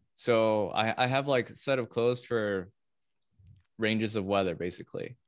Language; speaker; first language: English; early bilingual, other home language; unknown